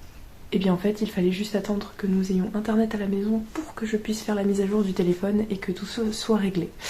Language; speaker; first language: French; native; French